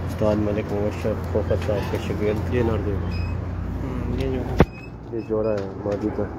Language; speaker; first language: Hindi; non-native, local second language; Punjabi